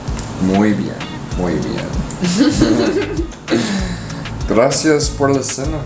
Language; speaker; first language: Spanish; non-native, learner; English